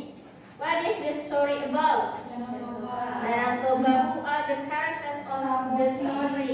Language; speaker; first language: English; non-native, learner; Indonesian